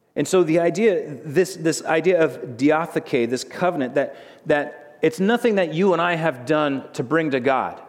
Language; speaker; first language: English; native; English